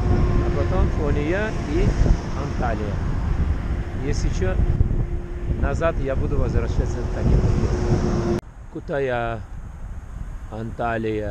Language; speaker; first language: Russian; non-native, local second language; Uzbek